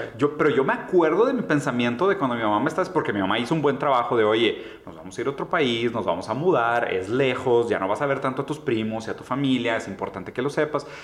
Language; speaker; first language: Spanish; early bilingual, other home language; Portuguese